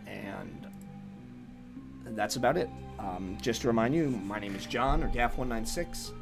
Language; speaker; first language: English; native; English